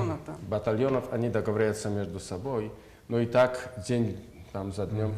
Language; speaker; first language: Russian; non-native, learner; Polish